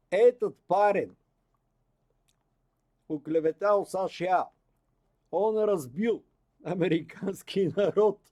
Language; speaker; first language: Russian; non-native, learner; Bulgarian